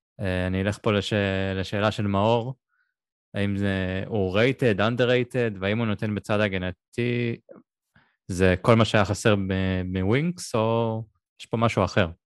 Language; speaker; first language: Hebrew; native; Hebrew